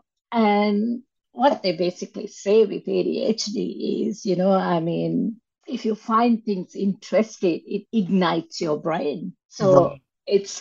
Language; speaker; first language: English; non-native, local second language; Sinhala